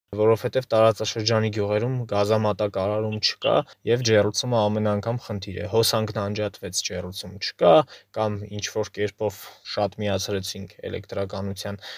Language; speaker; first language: Armenian; native; Armenian